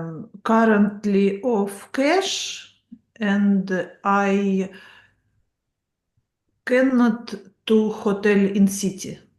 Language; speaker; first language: English; non-native, learner; Russian